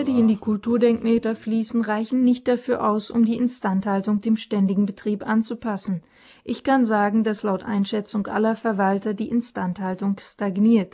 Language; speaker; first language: German; native; German